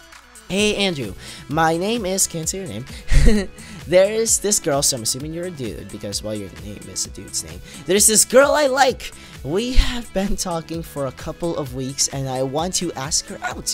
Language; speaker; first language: English; native; English